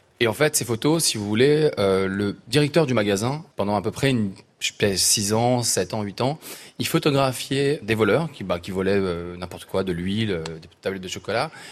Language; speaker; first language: French; native; French